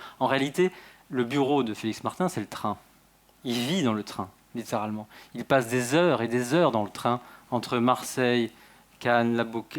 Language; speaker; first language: French; native; French